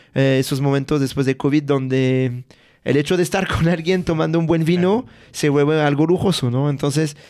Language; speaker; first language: Spanish; non-native, fluent; French